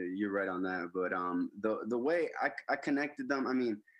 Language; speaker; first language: English; early bilingual, other home language; Spanish